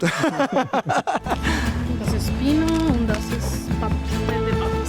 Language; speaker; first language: German; non-native, learner; Spanish